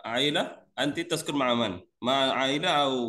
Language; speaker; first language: Arabic; non-native, learner; Indonesian